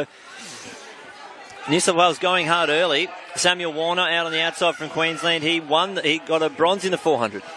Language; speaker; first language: English; native; English